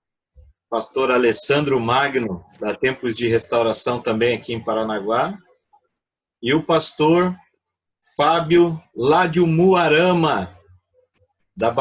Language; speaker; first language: Portuguese; native; Portuguese